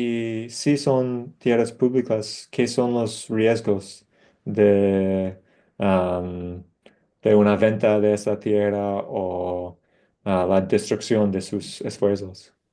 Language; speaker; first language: Spanish; non-native, fluent; English